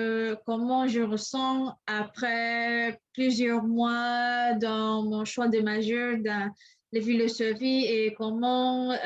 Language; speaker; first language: French; non-native, learner; English